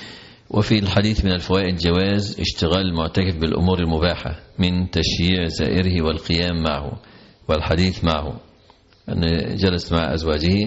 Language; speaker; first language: Arabic; native; Arabic